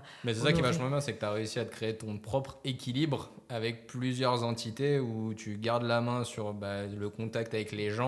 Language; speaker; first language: French; native; French